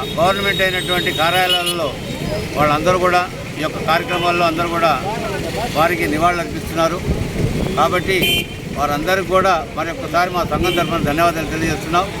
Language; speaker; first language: Telugu; native; Telugu